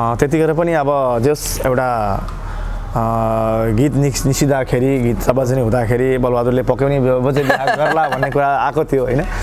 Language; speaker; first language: Nepali; non-native, local second language; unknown